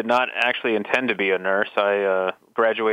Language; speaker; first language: English; native; English